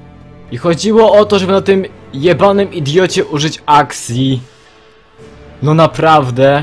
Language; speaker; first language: Polish; native; Polish